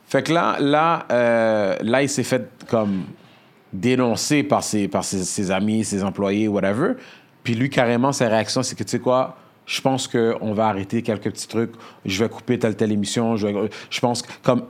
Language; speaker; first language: French; native; French